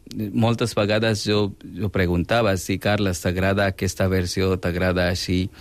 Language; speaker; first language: Catalan; non-native, fluent; Hindi